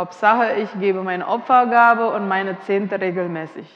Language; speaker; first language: German; non-native, fluent; Indonesian